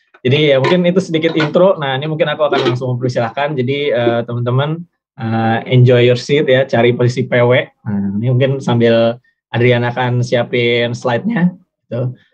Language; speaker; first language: Indonesian; native; Indonesian